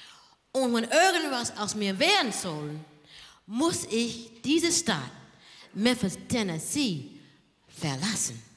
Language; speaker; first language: German; non-native, learner; English